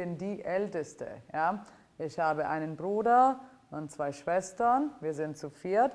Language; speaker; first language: German; non-native, fluent; Italian